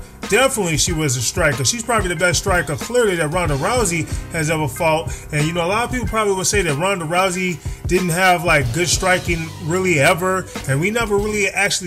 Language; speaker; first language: English; native; English